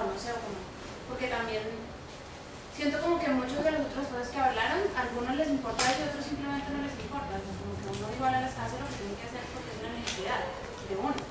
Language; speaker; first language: Spanish; non-native, learner; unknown